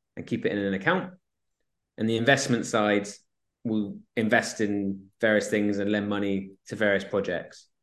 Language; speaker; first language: English; native; English